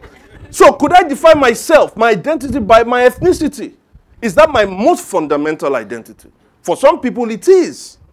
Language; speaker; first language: English; non-native, local second language; Yoruba